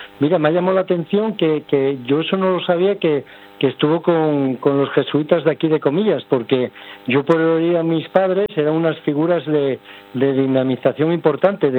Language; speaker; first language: Spanish; native; Spanish